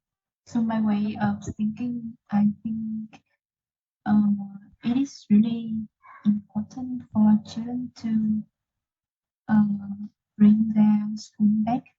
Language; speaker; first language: English; non-native, learner; Vietnamese